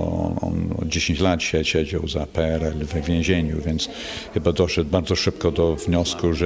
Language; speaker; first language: Polish; early bilingual, heritage; English